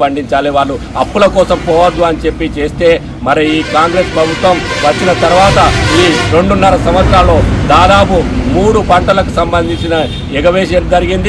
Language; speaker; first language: Telugu; native; Telugu